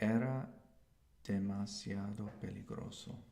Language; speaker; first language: Spanish; non-native, learner; English